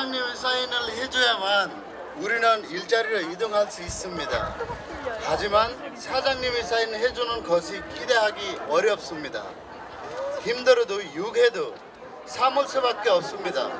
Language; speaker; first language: Korean; non-native, fluent; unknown